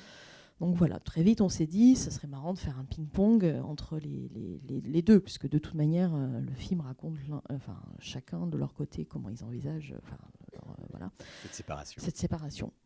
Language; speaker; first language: French; native; French